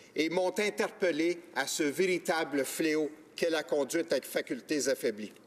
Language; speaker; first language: French; native; French